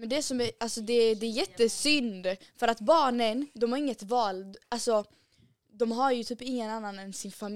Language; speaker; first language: Swedish; early bilingual, other home language; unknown